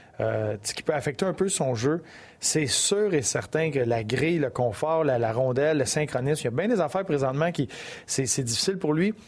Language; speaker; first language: French; native; French